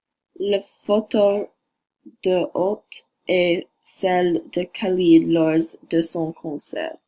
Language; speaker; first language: French; non-native, learner; English